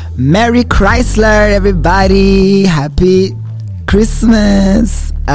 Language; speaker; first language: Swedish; early bilingual, other home language; Rundi